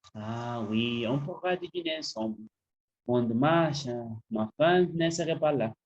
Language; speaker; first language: French; non-native, learner; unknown